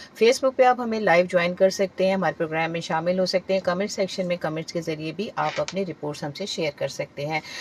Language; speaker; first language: Urdu; native; Urdu